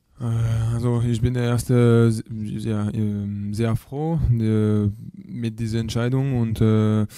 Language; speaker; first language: German; non-native, learner; French